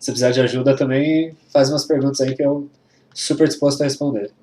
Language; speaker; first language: Portuguese; native; Portuguese